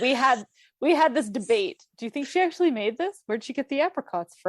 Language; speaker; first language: English; native; English